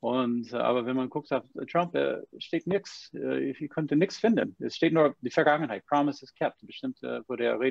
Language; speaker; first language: German; non-native, fluent; English